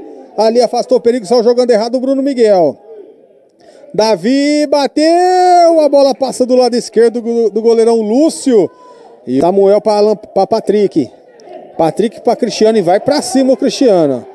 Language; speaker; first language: Portuguese; native; Portuguese